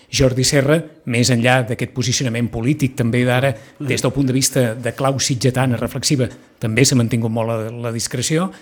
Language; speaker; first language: Catalan; native; Catalan